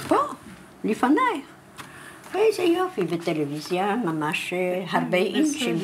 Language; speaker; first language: Hebrew; non-native, fluent; Polish